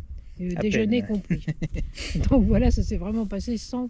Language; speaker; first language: French; native; French